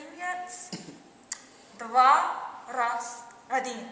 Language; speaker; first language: Russian; non-native, learner; English